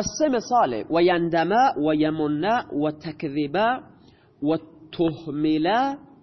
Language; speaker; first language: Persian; non-native, local second language; Baluchi